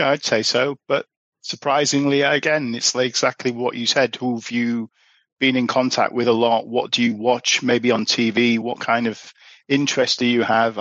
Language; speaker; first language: English; native; English